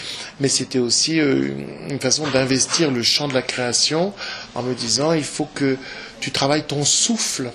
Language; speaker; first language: French; native; French